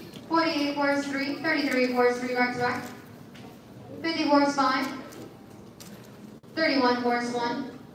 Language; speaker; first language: English; native; English